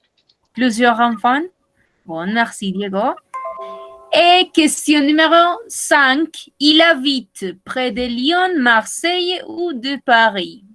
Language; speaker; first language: French; non-native, learner; Spanish